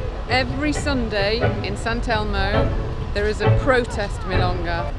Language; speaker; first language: English; native; English